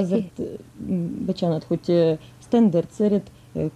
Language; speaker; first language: Hungarian; non-native, fluent; Russian